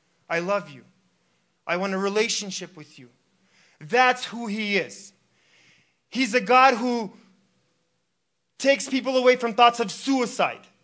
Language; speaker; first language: English; early bilingual, other home language; Russian